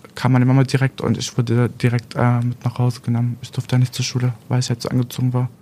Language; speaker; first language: German; native; German